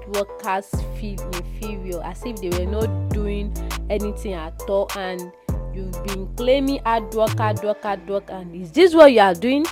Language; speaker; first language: English; non-native, local second language; Yoruba